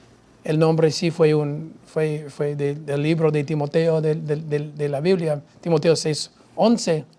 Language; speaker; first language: Spanish; non-native, fluent; English